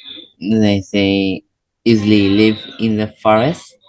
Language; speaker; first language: English; non-native, learner; Vietnamese